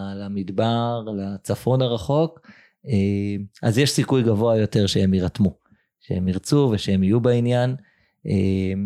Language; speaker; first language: Hebrew; native; Hebrew